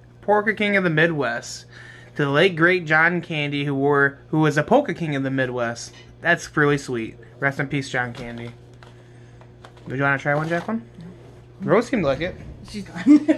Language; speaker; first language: English; native; English